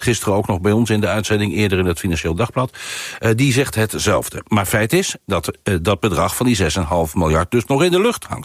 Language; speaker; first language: Dutch; native; Dutch